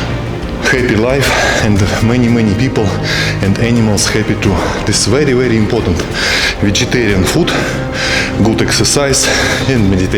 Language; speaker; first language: English; non-native, learner; Russian